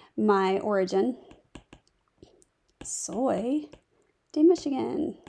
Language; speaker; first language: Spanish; non-native, fluent; English